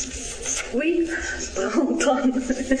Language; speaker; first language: French; non-native, learner; Russian